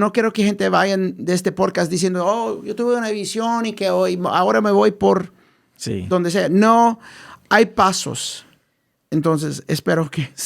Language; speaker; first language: Spanish; early bilingual, heritage; English